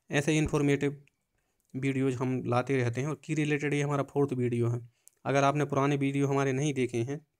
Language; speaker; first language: Hindi; native; Hindi